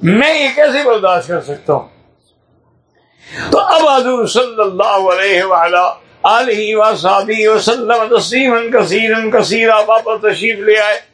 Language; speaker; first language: Urdu; native; Urdu